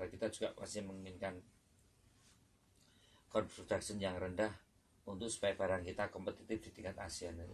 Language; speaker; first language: Indonesian; native; Indonesian